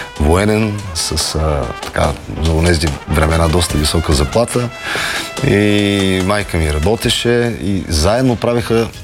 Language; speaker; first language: Bulgarian; native; Bulgarian